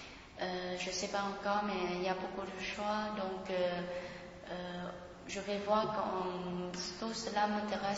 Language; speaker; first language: French; non-native, fluent; Vietnamese